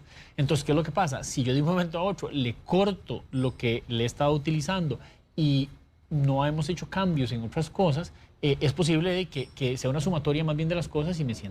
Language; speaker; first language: Spanish; native; Spanish